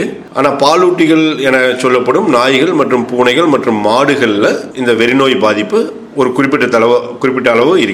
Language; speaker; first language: Tamil; native; Tamil